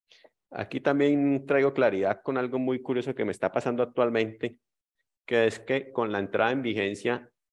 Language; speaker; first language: Spanish; native; Spanish